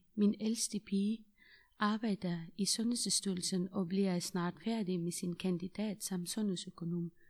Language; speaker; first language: Danish; non-native, fluent; Persian